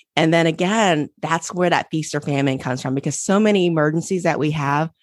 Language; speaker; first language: English; native; English